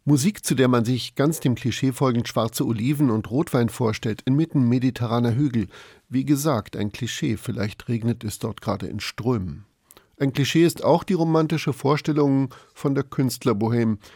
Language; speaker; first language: German; native; German